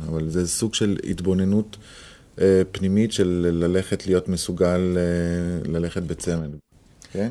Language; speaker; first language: Hebrew; native; Hebrew